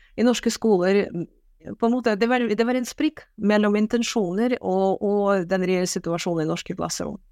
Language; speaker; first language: Norwegian; non-native, fluent; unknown